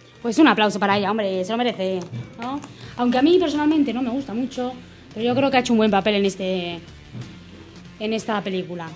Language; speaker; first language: Spanish; native; Spanish